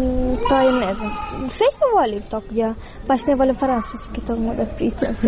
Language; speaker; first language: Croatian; non-native, learner; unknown